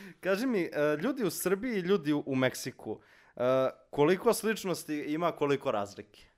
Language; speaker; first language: Serbian; native; Serbian